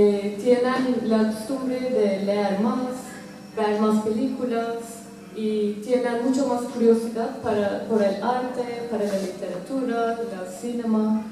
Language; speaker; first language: Spanish; non-native, fluent; Turkish